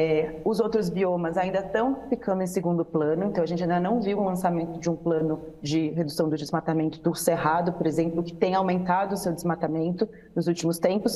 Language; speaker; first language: Portuguese; native; Portuguese